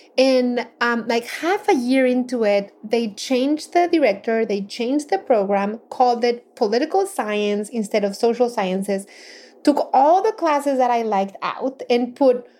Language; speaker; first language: English; non-native, fluent; Spanish